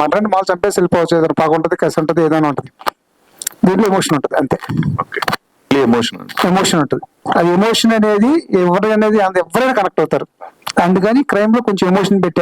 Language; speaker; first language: Telugu; native; Telugu